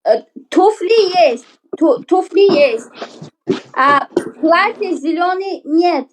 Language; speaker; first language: Russian; non-native, learner; Uzbek